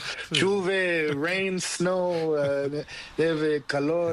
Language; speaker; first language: Spanish; non-native, fluent; Portuguese